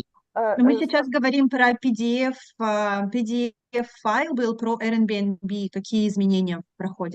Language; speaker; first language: Russian; native; Russian